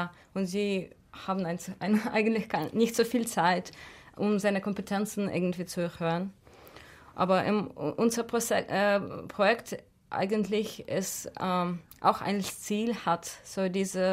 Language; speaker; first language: German; non-native, fluent; Russian